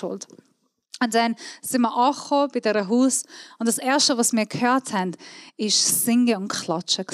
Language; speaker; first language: German; non-native, fluent; Persian